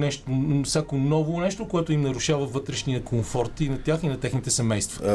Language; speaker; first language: Bulgarian; native; Bulgarian